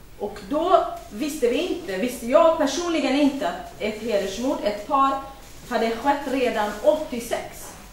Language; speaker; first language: Swedish; non-native, fluent; Kurdish